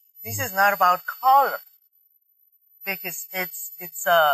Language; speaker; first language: English; non-native, fluent; Spanish